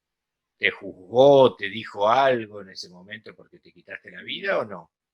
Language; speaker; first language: Spanish; native; Spanish